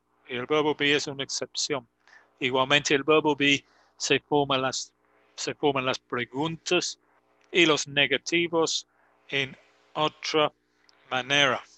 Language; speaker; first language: Spanish; non-native, fluent; English